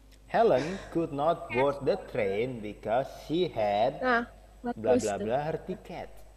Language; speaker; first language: English; non-native, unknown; Indonesian